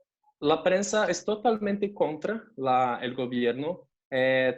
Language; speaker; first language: Spanish; non-native, fluent; Portuguese